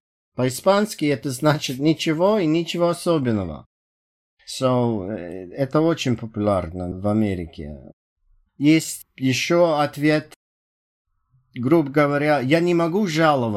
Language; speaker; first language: Russian; non-native, fluent; English